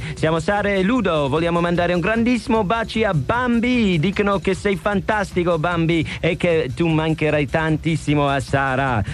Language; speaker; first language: Italian; non-native, fluent; English